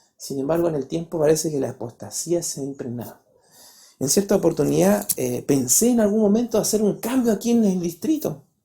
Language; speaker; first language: Spanish; native; Spanish